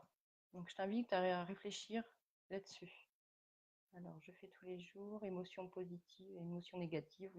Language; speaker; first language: French; native; French